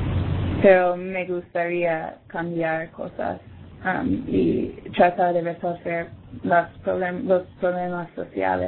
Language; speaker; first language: Spanish; non-native, learner; English